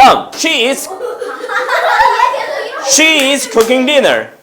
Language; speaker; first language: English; non-native, fluent; Korean